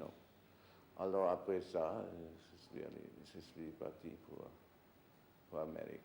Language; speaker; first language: French; non-native, fluent; German